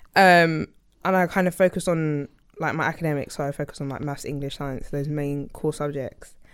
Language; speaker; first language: English; native; English